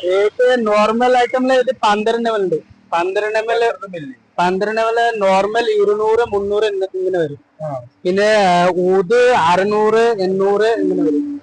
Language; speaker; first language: Malayalam; non-native, learner; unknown